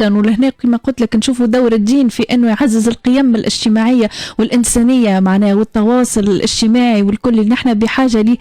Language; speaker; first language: Arabic; native; Arabic